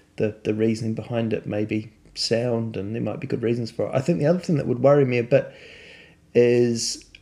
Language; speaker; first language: English; native; English